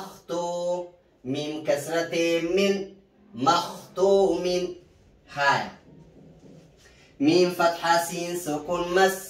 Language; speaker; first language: Arabic; non-native, fluent; Oromo